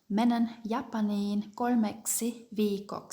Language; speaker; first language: Finnish; non-native, fluent; German